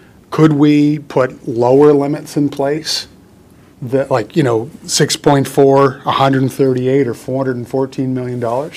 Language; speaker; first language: English; native; English